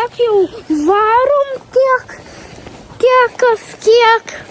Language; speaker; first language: Lithuanian; early bilingual, heritage; Lithuanian